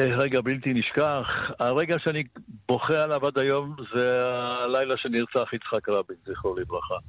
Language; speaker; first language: Hebrew; early bilingual, other home language; Polish